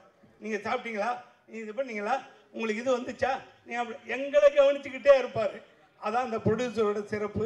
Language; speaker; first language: Tamil; native; Tamil